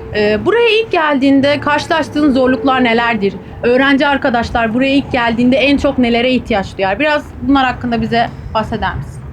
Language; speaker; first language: Turkish; native; Turkish